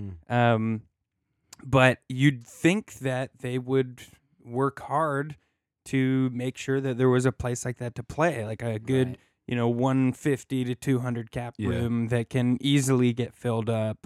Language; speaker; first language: English; native; English